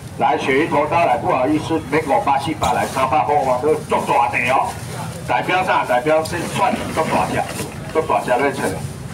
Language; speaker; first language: Chinese; native; Chinese